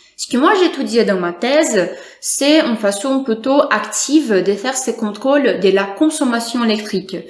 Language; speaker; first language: French; non-native, fluent; Portuguese